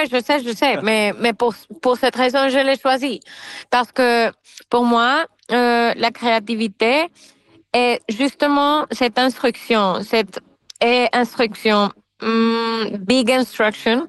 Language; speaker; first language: French; non-native, fluent; Spanish